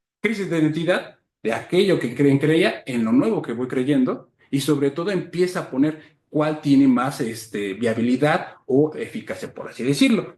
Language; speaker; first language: Spanish; native; Spanish